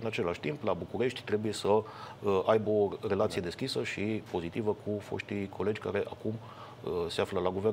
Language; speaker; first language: Romanian; native; Romanian